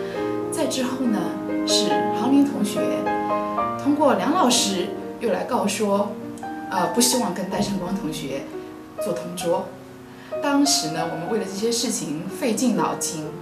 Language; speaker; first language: Chinese; native; Chinese